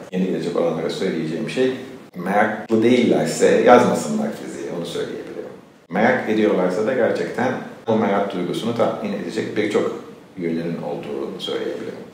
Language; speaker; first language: Turkish; native; Turkish